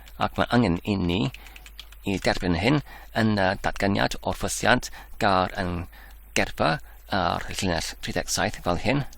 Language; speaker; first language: Welsh; non-native, learner; Dutch